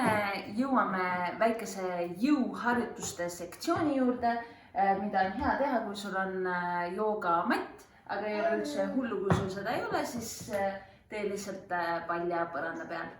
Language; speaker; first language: Estonian; native; Estonian